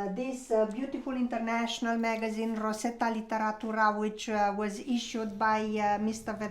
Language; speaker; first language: English; non-native, fluent; Romanian